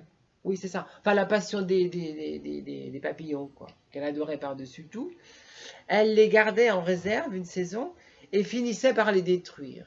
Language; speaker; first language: French; native; French